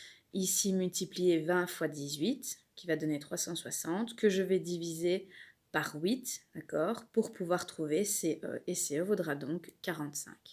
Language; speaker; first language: French; native; French